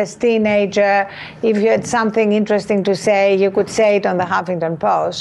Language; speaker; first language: English; non-native, fluent; Greek